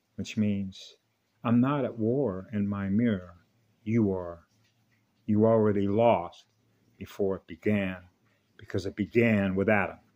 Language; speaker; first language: English; native; English